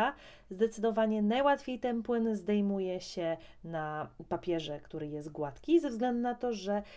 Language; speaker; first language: Polish; native; Polish